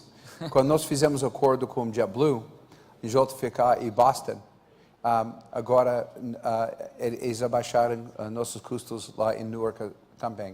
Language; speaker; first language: Portuguese; non-native, fluent; English